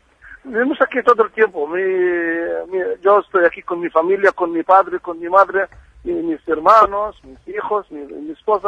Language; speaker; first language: Spanish; non-native, fluent; Arabic